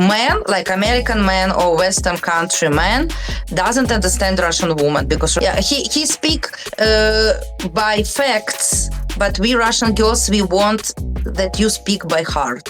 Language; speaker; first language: English; non-native, learner; Russian